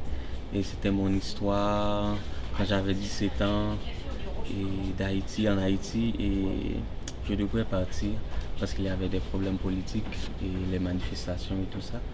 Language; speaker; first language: French; non-native, local second language; Haitian Creole